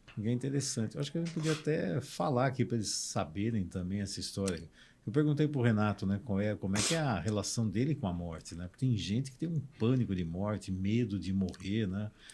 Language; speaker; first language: Portuguese; native; Portuguese